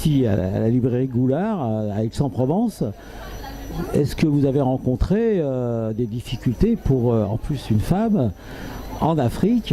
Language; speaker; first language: French; native; French